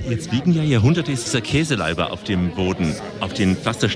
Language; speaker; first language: German; native; German